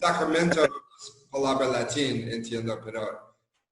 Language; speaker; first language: Spanish; non-native, fluent; English